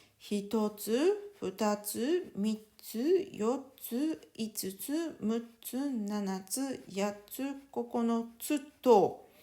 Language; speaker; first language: Japanese; native; Japanese